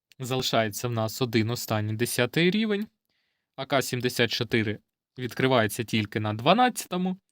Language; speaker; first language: Ukrainian; non-native, local second language; Russian